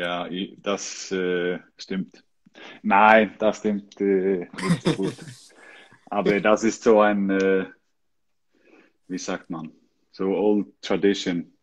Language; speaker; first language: German; non-native, learner; Icelandic